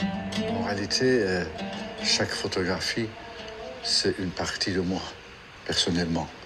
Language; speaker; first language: French; non-native, fluent; Persian